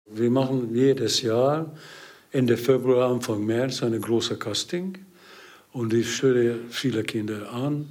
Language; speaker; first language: German; non-native, learner; Hungarian